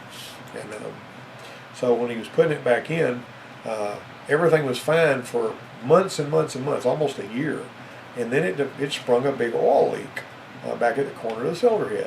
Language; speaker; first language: English; native; English